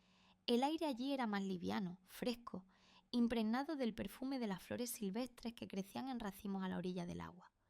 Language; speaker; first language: Spanish; native; Spanish